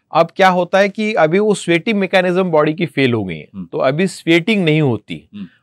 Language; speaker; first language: Hindi; non-native, local second language; Marathi